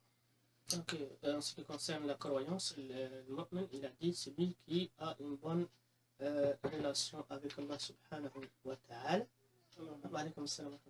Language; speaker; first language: French; non-native, local second language; Arabic